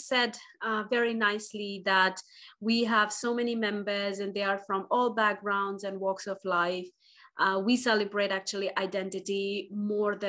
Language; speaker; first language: English; non-native, local second language; Bangla